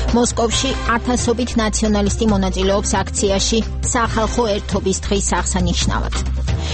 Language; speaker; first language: Georgian; native; Georgian